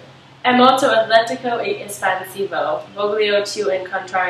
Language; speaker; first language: Italian; non-native, learner; English